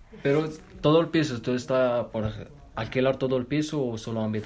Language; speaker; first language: Spanish; non-native, learner; Arabic